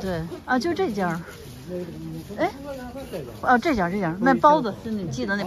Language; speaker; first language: Chinese; native; Chinese